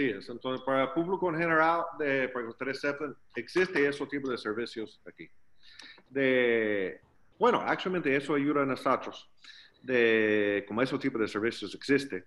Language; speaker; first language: Spanish; non-native, learner; English